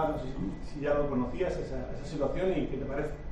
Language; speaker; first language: Spanish; native; Spanish